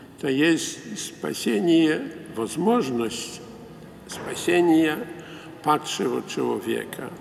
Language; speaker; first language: Polish; non-native, local second language; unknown